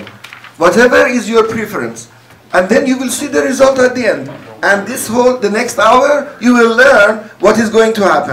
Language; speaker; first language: English; non-native, fluent; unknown